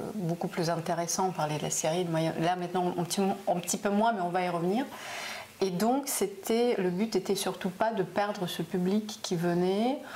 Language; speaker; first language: French; non-native, fluent; Russian